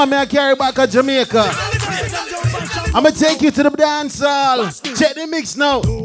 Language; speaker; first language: English; non-native, local second language; Jamaican Creole English